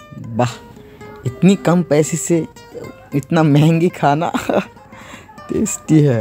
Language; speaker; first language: Hindi; non-native, learner; Bangla